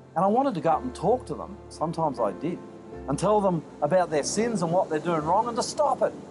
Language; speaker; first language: English; native; English